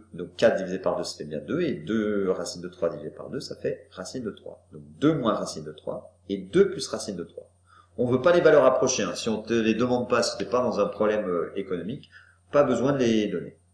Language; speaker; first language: French; native; French